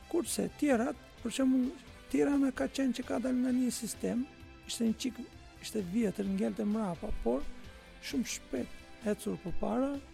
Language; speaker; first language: Albanian; non-native, fluent; Turkish